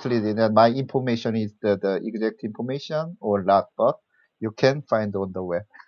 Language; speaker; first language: English; non-native, learner; Korean